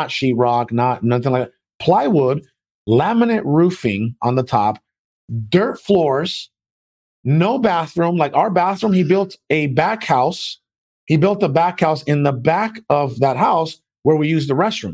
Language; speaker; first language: English; early bilingual, other home language; Spanish